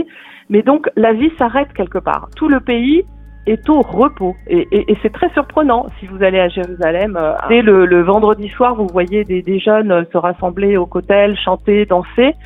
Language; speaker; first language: French; native; French